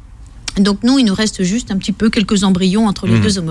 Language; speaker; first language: French; native; French